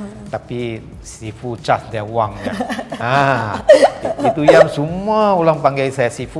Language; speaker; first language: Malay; non-native, local second language; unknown